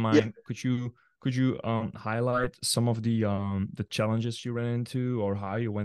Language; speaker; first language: English; non-native, fluent; Dutch